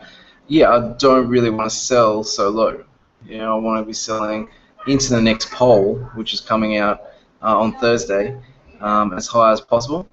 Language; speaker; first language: English; native; English